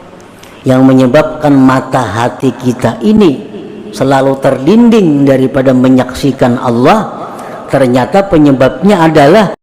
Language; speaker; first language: Indonesian; non-native, local second language; Banjar